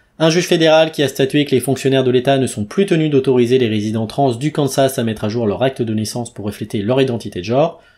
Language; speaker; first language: French; native; French